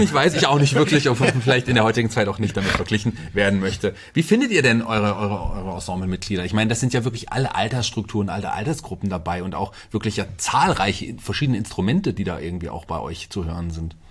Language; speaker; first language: German; native; German